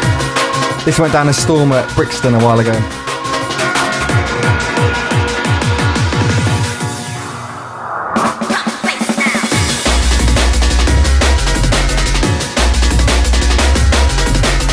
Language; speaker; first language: English; native; English